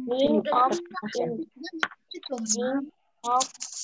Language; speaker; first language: English; non-native, learner; Indonesian